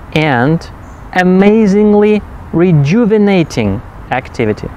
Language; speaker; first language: English; non-native, fluent; Russian